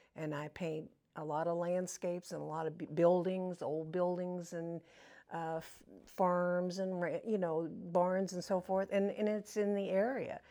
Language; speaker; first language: English; native; English